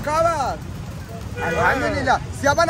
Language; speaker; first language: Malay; non-native, learner; Persian